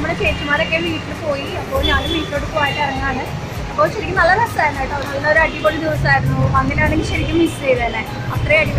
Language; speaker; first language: Malayalam; native; Malayalam